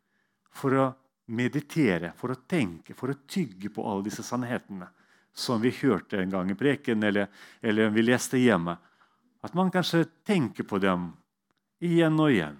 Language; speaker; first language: Norwegian; non-native, fluent; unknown